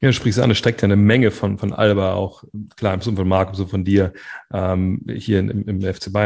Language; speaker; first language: German; native; German